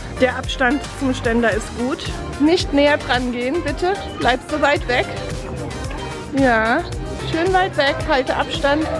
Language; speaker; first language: German; native; German